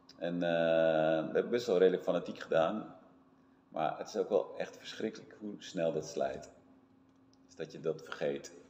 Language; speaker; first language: Dutch; native; Dutch